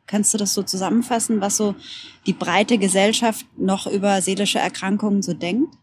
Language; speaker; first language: German; native; German